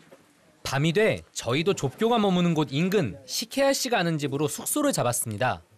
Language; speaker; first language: Korean; native; Korean